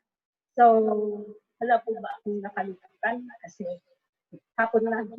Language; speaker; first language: Filipino; native; Filipino